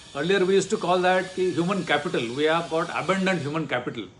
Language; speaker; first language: English; non-native, local second language; Marathi